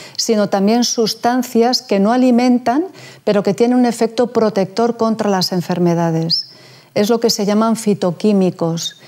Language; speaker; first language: Spanish; native; Spanish